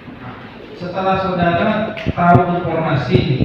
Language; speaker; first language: Indonesian; native; Indonesian